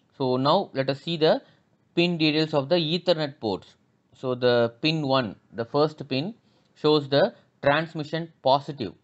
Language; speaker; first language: English; non-native, local second language; Tamil